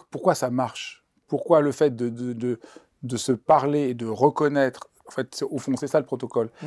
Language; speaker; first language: French; native; French